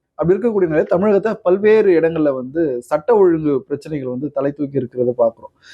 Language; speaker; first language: Tamil; native; Tamil